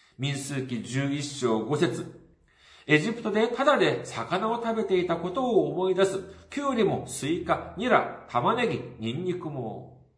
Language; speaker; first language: Japanese; non-native, fluent; Korean